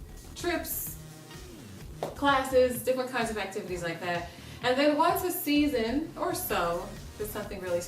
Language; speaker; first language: English; native; English